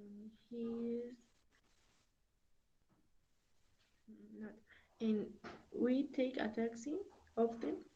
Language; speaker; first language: English; non-native, learner; Spanish